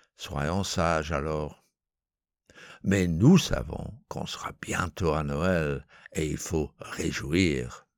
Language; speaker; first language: French; non-native, fluent; English